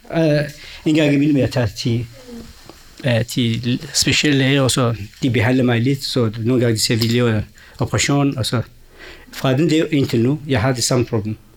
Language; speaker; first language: Danish; non-native, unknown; Kurdish